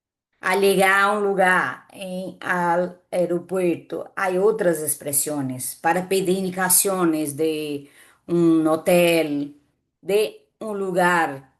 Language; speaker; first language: Spanish; non-native, fluent; Portuguese